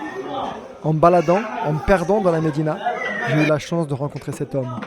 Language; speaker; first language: French; native; French